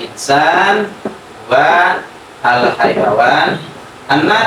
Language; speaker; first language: Arabic; non-native, fluent; Indonesian